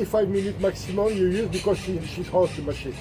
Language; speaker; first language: English; non-native, learner; French